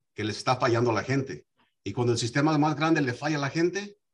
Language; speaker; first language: Spanish; early bilingual, heritage; Spanish